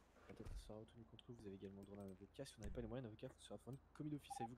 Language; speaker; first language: French; native; French